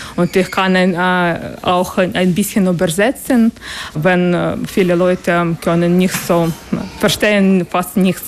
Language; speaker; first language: German; non-native, learner; Ukrainian